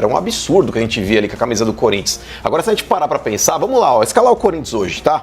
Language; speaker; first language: Portuguese; native; Portuguese